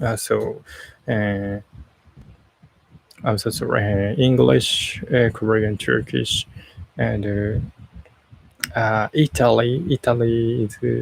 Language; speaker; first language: English; non-native, learner; Japanese